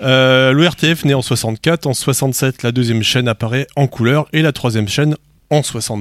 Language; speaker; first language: French; native; French